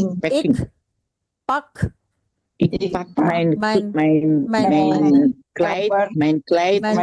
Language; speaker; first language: Dutch; non-native, learner; Indonesian